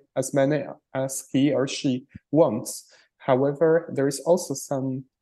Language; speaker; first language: English; non-native, fluent; Polish